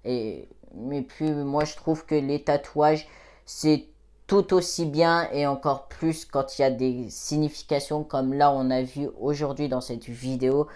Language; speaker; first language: French; native; French